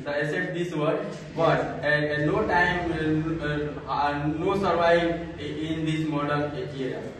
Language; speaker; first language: English; non-native, learner; Hindi